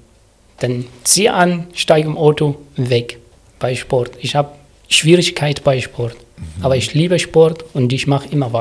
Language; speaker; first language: German; non-native, learner; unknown